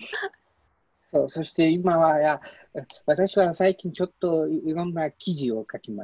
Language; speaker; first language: Japanese; non-native, learner; Polish